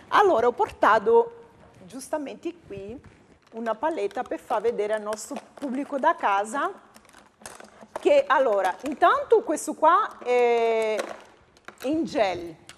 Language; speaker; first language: Italian; non-native, fluent; Portuguese